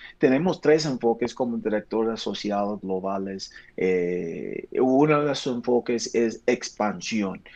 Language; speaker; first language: Spanish; non-native, fluent; English